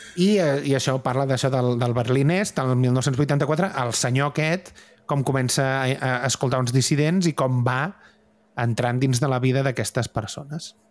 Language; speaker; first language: Catalan; native; Catalan